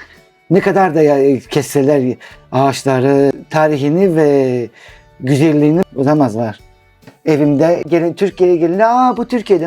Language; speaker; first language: Turkish; non-native, local second language; Greek